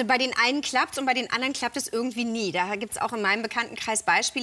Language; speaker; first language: German; native; German